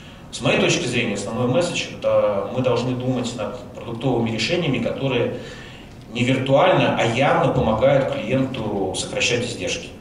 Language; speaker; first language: Russian; native; Russian